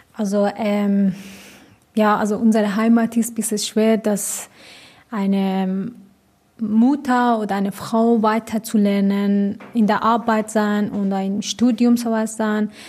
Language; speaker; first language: German; non-native, learner; Persian